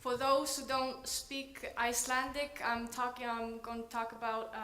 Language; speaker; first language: English; non-native, fluent; Icelandic